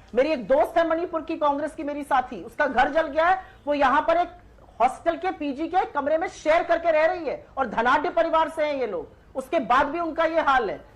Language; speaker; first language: Hindi; native; Hindi